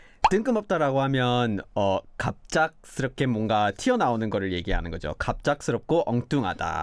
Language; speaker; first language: Korean; non-native, fluent; English